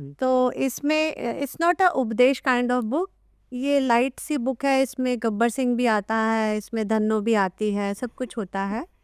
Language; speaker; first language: Hindi; native; Hindi